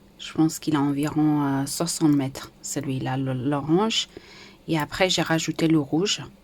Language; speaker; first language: French; non-native, fluent; Romanian